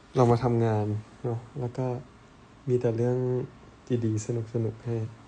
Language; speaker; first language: Thai; native; Thai